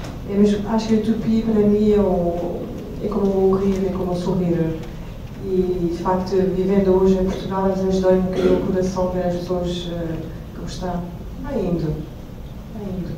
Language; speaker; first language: Portuguese; non-native, fluent; French